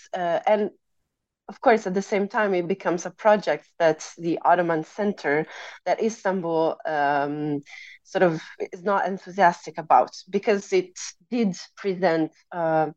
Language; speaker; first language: English; non-native, fluent; Italian